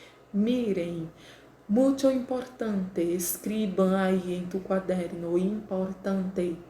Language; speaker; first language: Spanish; non-native, fluent; Portuguese